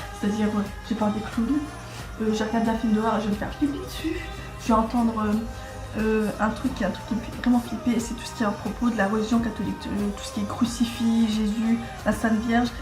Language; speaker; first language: French; native; French